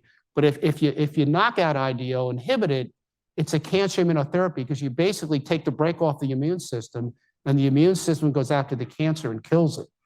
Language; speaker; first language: English; native; English